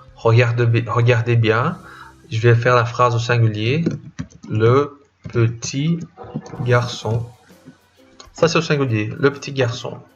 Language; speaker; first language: French; non-native, fluent; Portuguese